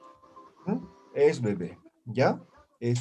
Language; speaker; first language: Spanish; non-native, local second language; Aymara